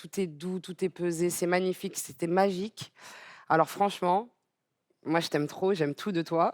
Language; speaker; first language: French; native; French